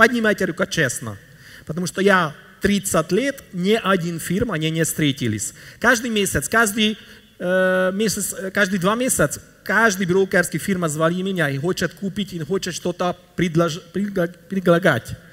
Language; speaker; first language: Russian; non-native, learner; Hungarian